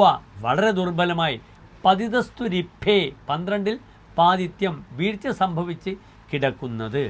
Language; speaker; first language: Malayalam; native; Malayalam